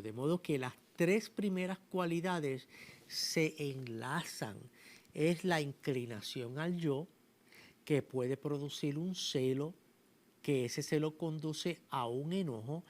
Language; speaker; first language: Spanish; native; Spanish